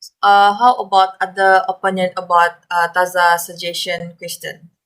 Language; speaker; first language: English; non-native, learner; Malay